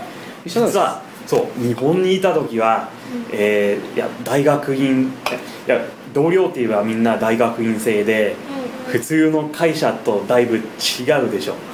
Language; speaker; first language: Japanese; non-native, fluent; English